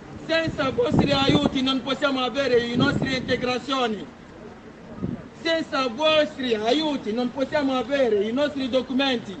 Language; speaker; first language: Italian; non-native, fluent; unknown